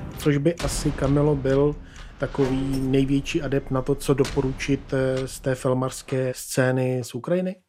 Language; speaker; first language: Czech; native; Czech